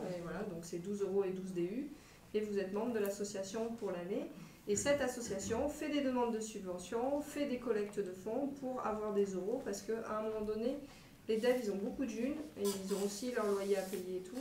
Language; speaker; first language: French; native; French